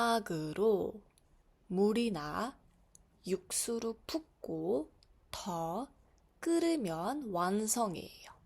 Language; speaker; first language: Korean; non-native, fluent; Mongolian